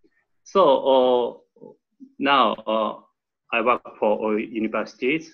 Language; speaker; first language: English; non-native, learner; Japanese